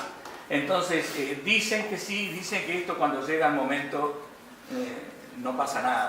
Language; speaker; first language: Spanish; native; Spanish